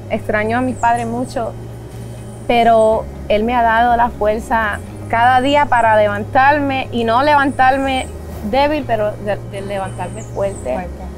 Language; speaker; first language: Spanish; early bilingual, other home language; English